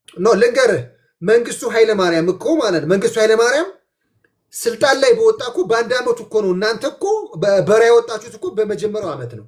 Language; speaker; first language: Amharic; native; Amharic